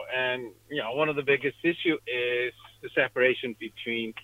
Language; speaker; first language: English; non-native, fluent; Icelandic